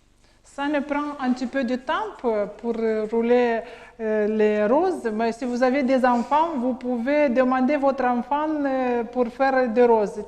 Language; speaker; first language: French; non-native, learner; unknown